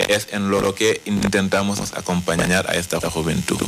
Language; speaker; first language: Spanish; non-native, fluent; Wolof